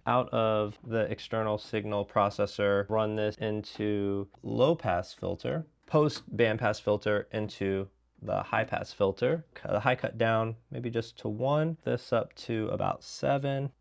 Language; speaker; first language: English; native; English